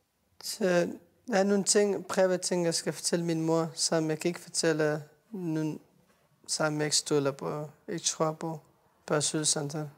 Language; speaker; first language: Danish; non-native, learner; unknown